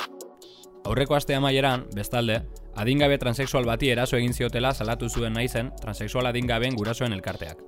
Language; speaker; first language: Basque; native; Basque